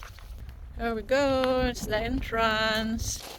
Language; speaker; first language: English; non-native, local second language; Filipino